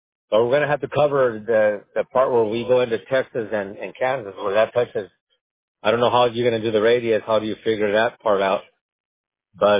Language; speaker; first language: English; native; English